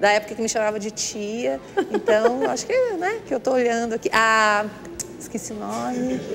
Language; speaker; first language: Portuguese; native; Portuguese